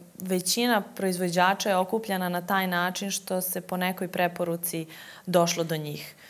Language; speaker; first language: Croatian; native; Croatian